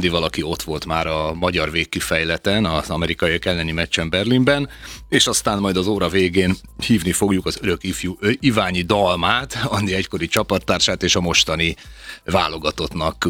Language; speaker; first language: Hungarian; native; Hungarian